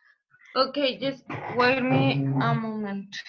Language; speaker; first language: English; non-native, learner; Spanish